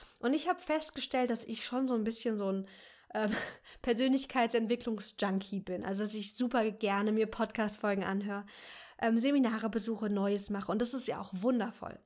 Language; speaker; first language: German; native; German